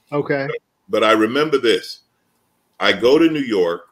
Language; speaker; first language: English; native; English